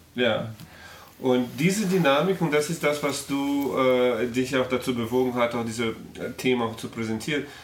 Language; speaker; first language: German; non-native, fluent; Portuguese